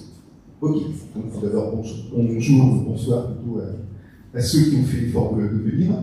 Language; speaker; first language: French; native; French